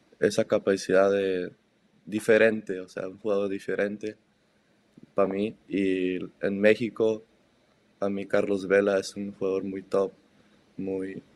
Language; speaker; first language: Spanish; early bilingual, heritage; Spanish